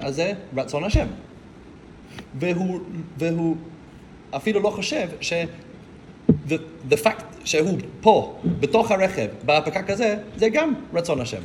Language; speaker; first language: Hebrew; non-native, fluent; English